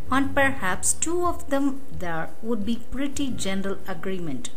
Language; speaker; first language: English; non-native, local second language; Tamil